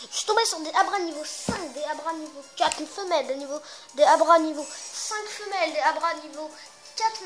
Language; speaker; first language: French; native; French